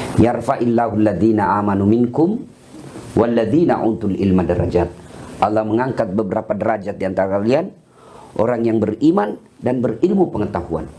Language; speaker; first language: Indonesian; non-native, local second language; Buginese